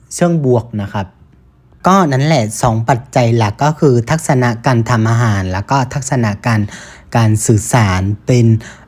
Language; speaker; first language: Thai; non-native, fluent; Vietnamese